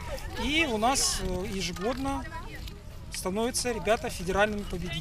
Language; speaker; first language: Russian; native; Russian